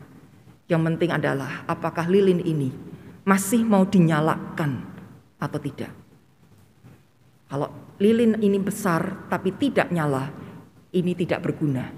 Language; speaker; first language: Indonesian; native; Indonesian